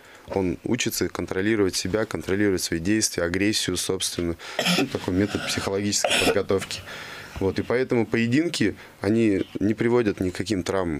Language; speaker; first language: Russian; native; Russian